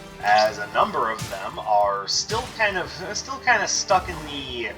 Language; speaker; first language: English; native; English